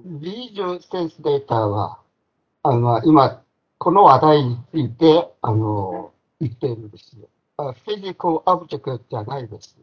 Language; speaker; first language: Japanese; non-native, fluent; Chinese